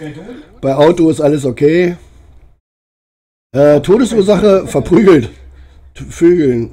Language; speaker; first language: German; native; German